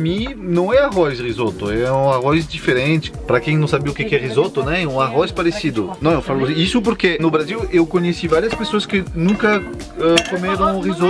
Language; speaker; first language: Portuguese; non-native, fluent; French